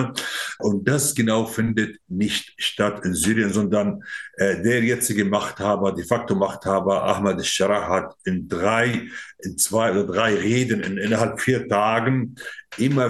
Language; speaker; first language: German; non-native, fluent; Arabic